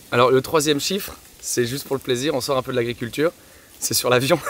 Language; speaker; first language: French; native; French